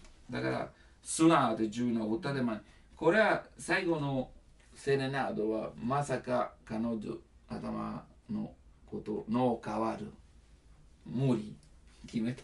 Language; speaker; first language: Japanese; non-native, learner; Italian